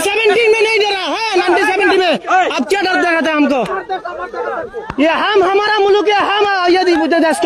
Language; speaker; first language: Hindi; non-native, learner; Bangla